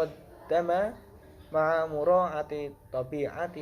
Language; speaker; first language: Arabic; non-native, learner; Indonesian